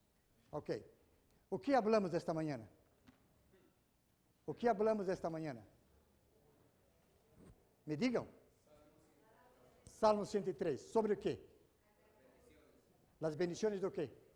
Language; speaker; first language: Spanish; non-native, fluent; Portuguese